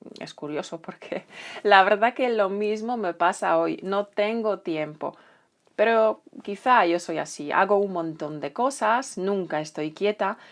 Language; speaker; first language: Spanish; non-native, fluent; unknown